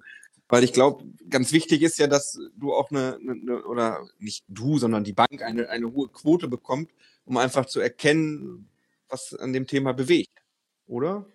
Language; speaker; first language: German; native; German